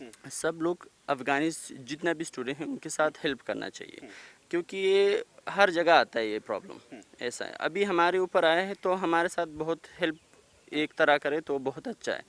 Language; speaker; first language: Hindi; non-native, fluent; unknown